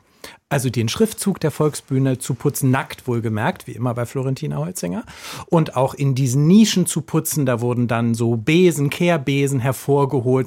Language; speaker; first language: German; native; German